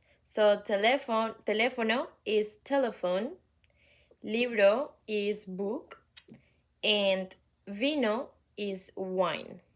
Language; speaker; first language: Spanish; non-native, fluent; English